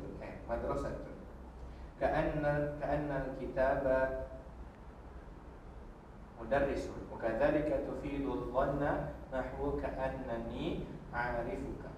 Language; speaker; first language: Arabic; non-native, learner; Indonesian